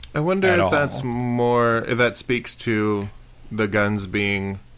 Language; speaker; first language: English; native; English